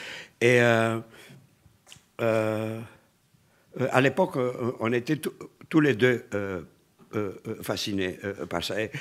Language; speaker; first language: French; non-native, fluent; Romanian